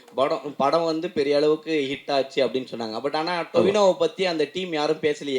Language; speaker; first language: Tamil; native; Tamil